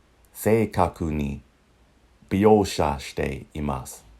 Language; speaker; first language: Japanese; non-native, fluent; English